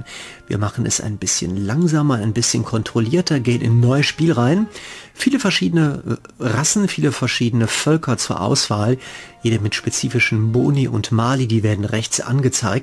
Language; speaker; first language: German; native; German